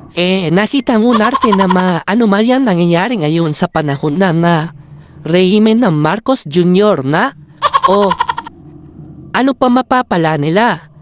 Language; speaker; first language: Filipino; native; Filipino